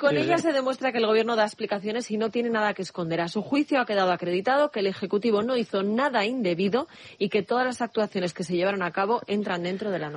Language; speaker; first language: Spanish; native; Spanish